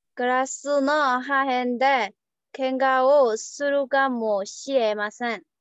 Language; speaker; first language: Japanese; non-native, learner; Burmese